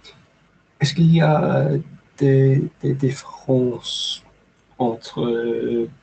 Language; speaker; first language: French; non-native, learner; English